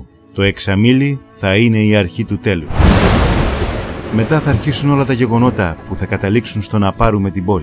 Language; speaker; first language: Greek; native; Greek